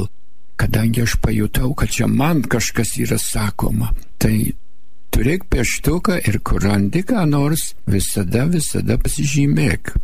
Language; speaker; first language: Lithuanian; early bilingual, heritage; Lithuanian